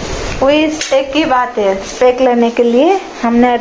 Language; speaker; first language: Hindi; native; Hindi